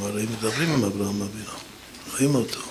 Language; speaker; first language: Hebrew; non-native, fluent; English